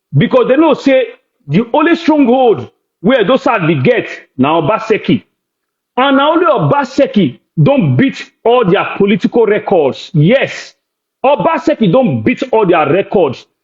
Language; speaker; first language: Nigerian Pidgin; non-native, local second language; Bini